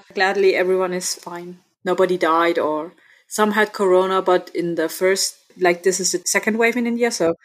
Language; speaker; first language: English; non-native, fluent; German